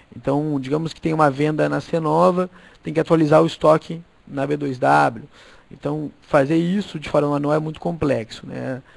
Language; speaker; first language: Portuguese; native; Portuguese